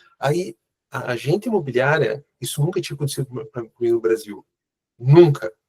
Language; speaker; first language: Portuguese; native; Portuguese